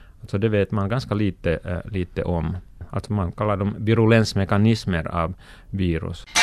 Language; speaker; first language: Swedish; non-native, local second language; Finnish